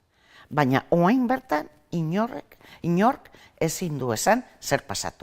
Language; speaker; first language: Basque; non-native, local second language; Spanish